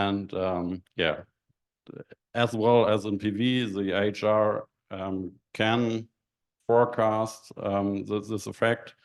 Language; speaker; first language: English; non-native, fluent; German